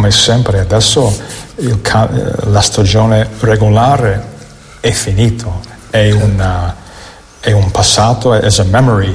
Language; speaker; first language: Italian; non-native, fluent; English